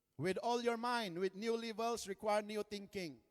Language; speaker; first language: English; non-native, local second language; Filipino